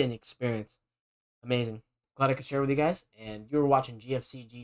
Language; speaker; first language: English; native; English